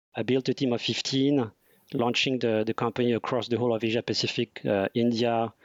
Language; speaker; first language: English; non-native, fluent; French